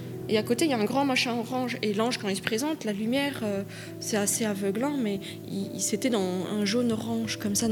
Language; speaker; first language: French; native; French